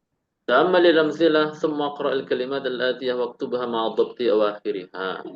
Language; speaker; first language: Arabic; non-native, fluent; Indonesian